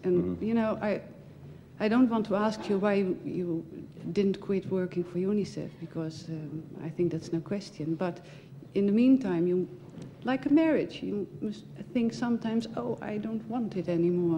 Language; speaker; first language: English; non-native, fluent; Dutch